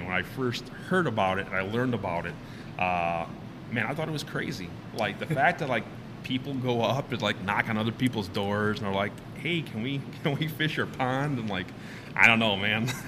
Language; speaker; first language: English; native; English